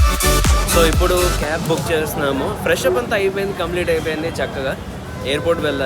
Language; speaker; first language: Telugu; native; Telugu